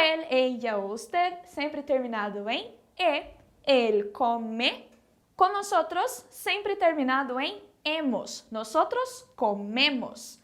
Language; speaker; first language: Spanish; non-native, fluent; Portuguese